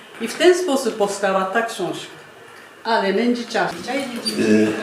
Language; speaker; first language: Polish; non-native, fluent; Japanese